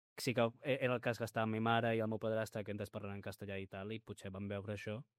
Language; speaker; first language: Catalan; early bilingual, other home language; Spanish